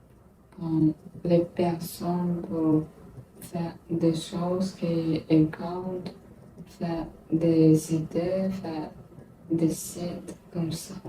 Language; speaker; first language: French; non-native, learner; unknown